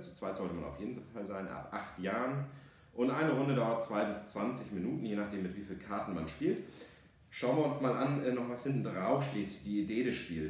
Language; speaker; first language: German; native; German